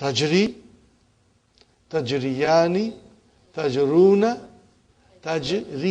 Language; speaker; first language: Arabic; non-native, fluent; Urdu